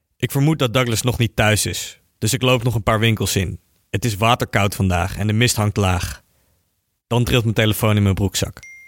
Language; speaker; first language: Dutch; native; Dutch